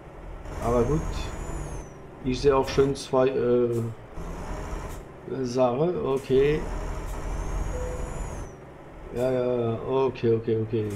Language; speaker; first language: German; non-native, fluent; French